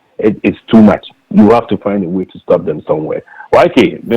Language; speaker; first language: English; non-native, local second language; Akan